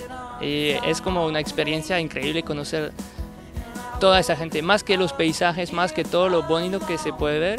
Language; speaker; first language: Spanish; non-native, fluent; French